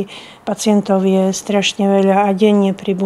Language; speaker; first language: Slovak; native; Slovak